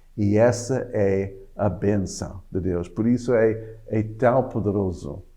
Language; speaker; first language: Portuguese; non-native, fluent; English